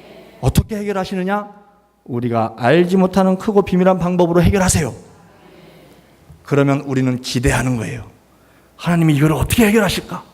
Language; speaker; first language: Korean; native; Korean